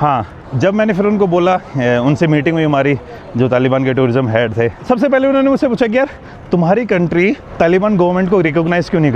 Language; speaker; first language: Hindi; native; Hindi